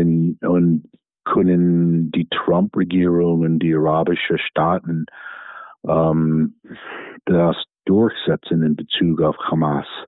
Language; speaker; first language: German; non-native, fluent; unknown